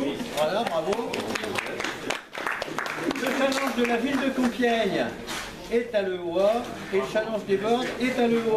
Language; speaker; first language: French; native; French